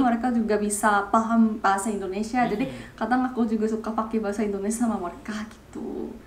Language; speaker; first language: Indonesian; non-native, fluent; Korean